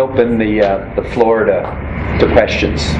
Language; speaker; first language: English; native; English